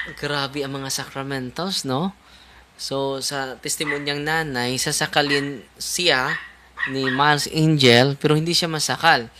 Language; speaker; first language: Filipino; non-native, local second language; Cebuano